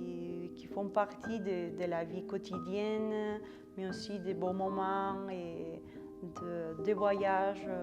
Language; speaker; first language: French; non-native, fluent; Spanish